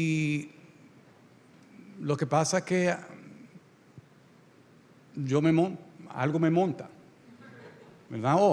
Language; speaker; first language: Spanish; early bilingual, heritage; Spanish